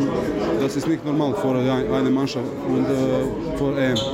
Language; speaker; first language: German; non-native, learner; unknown